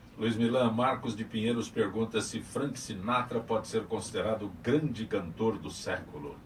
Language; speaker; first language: Portuguese; native; Portuguese